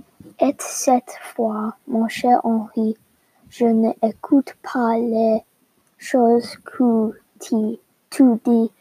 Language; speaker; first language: French; non-native, learner; English